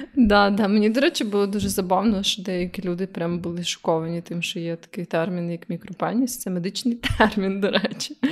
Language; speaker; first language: Ukrainian; native; Ukrainian